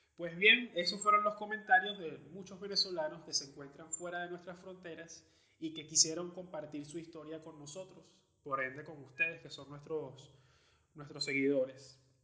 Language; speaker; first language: Spanish; native; Spanish